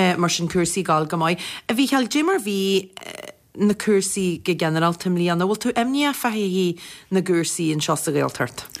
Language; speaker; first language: Irish; native; Irish